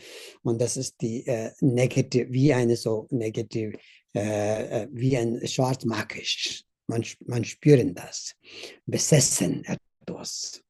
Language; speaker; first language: German; non-native, learner; Tibetan